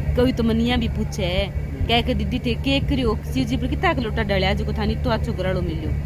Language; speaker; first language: Hindi; native; Hindi